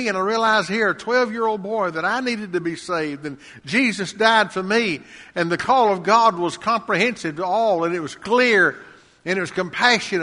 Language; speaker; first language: English; native; English